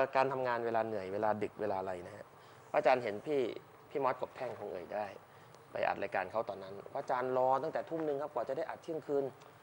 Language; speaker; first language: Thai; native; Thai